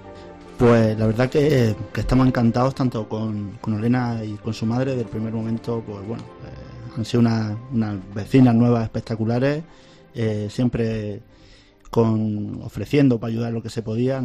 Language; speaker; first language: Spanish; native; Spanish